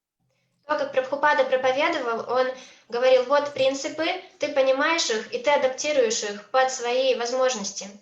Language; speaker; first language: Russian; native; Russian